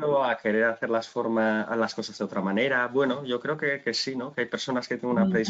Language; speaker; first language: Spanish; native; Spanish